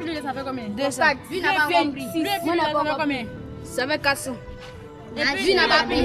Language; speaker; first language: French; non-native, local second language; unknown